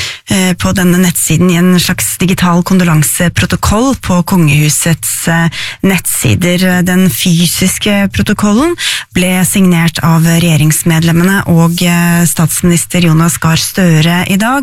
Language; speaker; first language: Norwegian; native; Norwegian